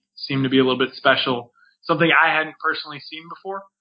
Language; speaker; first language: English; native; English